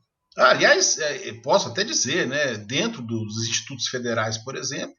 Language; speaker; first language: Portuguese; native; Portuguese